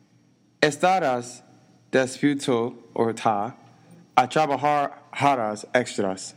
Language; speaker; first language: Spanish; non-native, learner; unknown